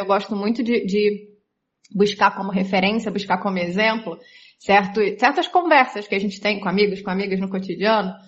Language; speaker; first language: Portuguese; native; Portuguese